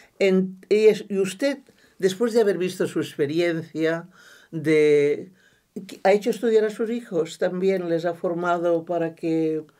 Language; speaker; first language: Spanish; non-native, local second language; Catalan